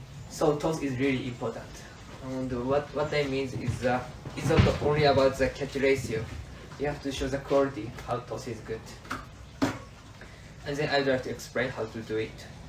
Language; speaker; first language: English; non-native, learner; Japanese